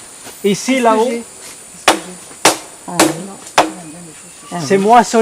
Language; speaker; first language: French; non-native, fluent; Spanish